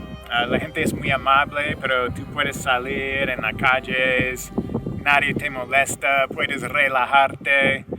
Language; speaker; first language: Spanish; non-native, fluent; English